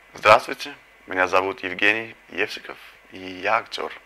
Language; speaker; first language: Russian; early bilingual, heritage; Russian